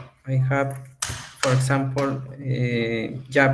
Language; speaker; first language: English; non-native, learner; Spanish